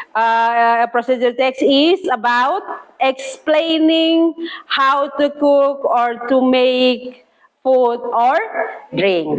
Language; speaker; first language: English; non-native, fluent; Indonesian